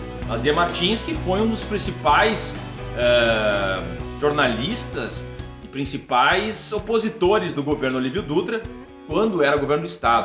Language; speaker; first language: Portuguese; native; Portuguese